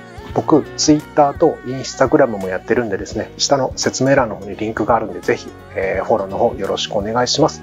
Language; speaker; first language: Japanese; native; Japanese